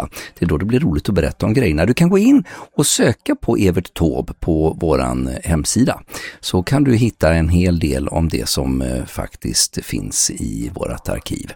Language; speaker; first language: Swedish; native; Swedish